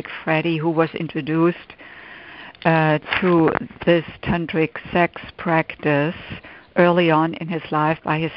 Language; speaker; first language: English; non-native, fluent; German